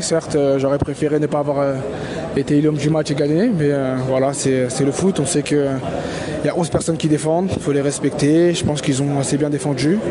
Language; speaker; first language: French; native; French